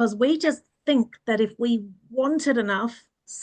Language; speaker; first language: English; early bilingual, other home language; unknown